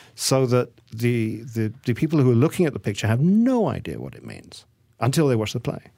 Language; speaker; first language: English; native; English